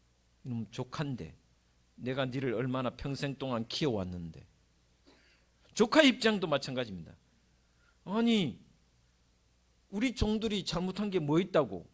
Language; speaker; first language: Korean; native; Korean